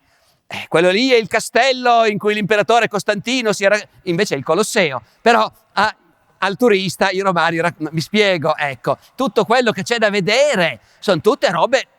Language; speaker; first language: Italian; native; Italian